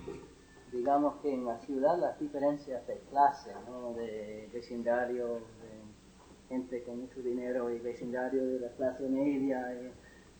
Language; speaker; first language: Spanish; non-native, fluent; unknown